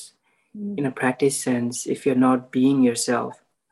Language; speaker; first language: English; non-native, local second language; Nepali